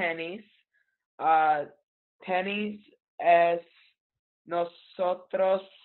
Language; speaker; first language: Spanish; non-native, learner; English